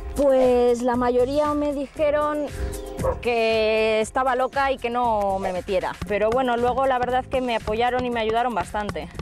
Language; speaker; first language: Spanish; native; Spanish